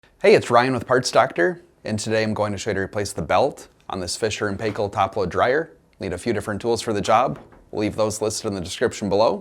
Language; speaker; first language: English; native; English